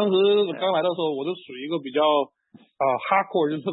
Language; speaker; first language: Chinese; native; Chinese